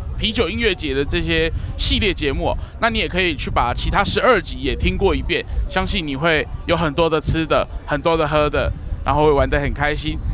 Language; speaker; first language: Chinese; native; Chinese